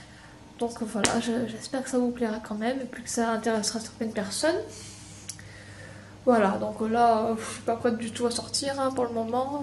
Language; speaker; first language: French; native; French